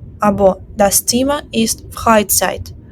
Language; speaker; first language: German; non-native, fluent; Ukrainian